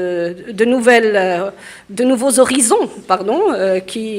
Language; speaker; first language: French; early bilingual, other home language; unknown